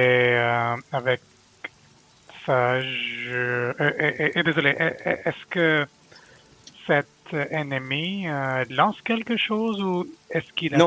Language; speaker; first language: French; non-native, learner; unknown